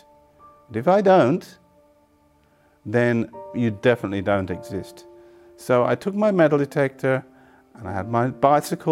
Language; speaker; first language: English; native; English